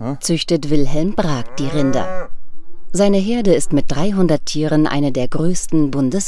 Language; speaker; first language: German; native; German